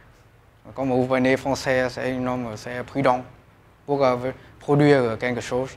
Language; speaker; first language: French; non-native, learner; Vietnamese